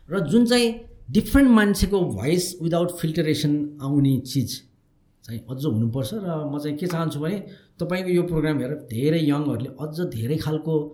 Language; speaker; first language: Nepali; native; Nepali